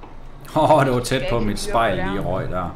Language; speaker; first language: Danish; native; Danish